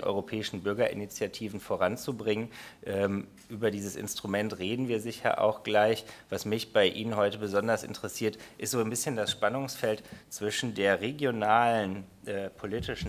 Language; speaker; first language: German; native; German